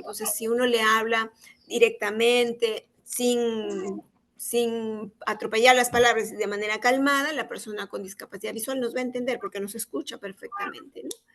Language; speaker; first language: Spanish; native; Spanish